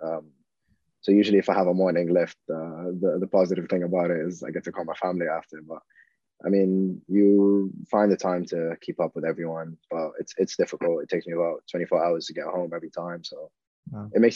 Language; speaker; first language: English; non-native, fluent; Arabic